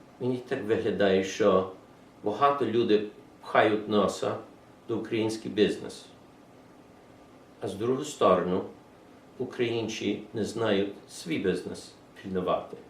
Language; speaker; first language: Ukrainian; early bilingual, heritage; English